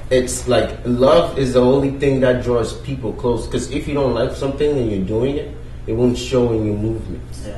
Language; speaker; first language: English; non-native, local second language; Ewe